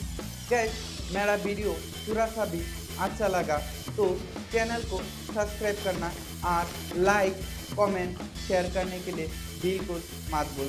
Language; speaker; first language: Hindi; non-native, learner; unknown